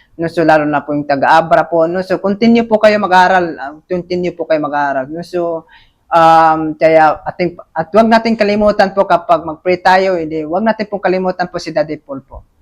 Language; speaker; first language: Filipino; non-native, local second language; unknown